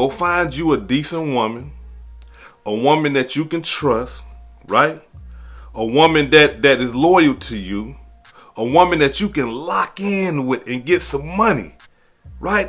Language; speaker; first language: English; native; English